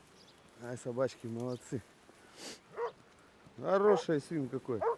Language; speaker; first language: Russian; native; Russian